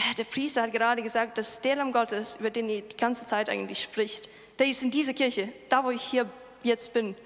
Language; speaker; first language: German; non-native, fluent; Lithuanian